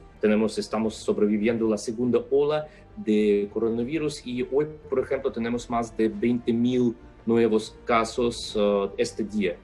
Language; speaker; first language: Spanish; non-native, fluent; Russian